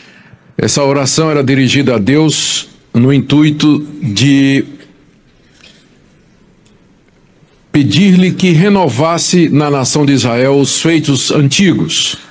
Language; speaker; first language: Portuguese; native; Portuguese